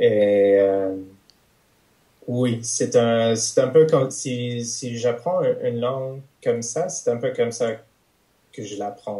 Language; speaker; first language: French; non-native, fluent; English